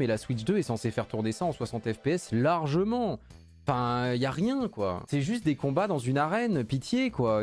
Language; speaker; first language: French; native; French